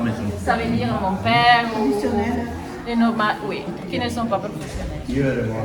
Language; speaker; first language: French; non-native, fluent; Italian